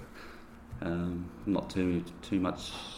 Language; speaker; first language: English; native; English